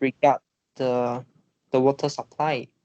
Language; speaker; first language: English; non-native, learner; Chinese